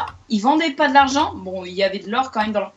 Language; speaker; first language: French; native; French